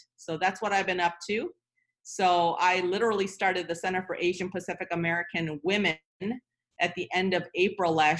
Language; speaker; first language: English; early bilingual, other home language; Korean